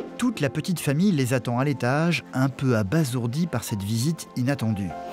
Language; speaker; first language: French; native; French